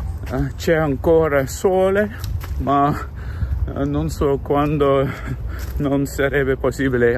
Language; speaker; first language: Italian; non-native, learner; English